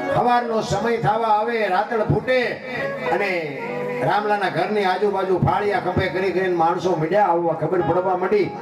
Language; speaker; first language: Gujarati; native; Gujarati